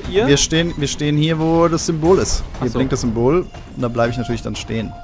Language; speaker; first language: German; native; German